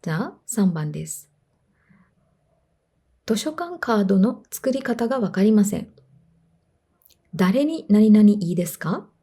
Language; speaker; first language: Japanese; non-native, fluent; Sinhala